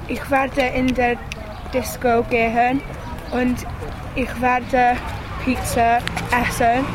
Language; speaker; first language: German; non-native, learner; Welsh